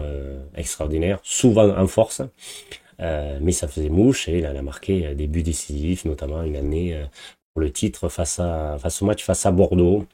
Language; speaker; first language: French; native; French